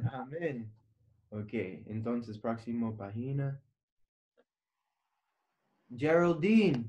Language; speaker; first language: Spanish; non-native, learner; English